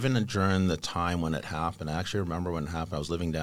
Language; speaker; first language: English; native; English